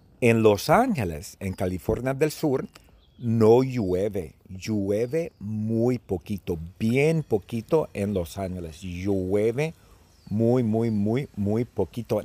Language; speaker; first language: Spanish; early bilingual, heritage; Spanish